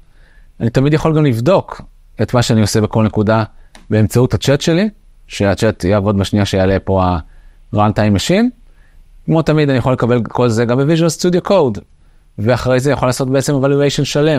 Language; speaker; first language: Hebrew; native; Hebrew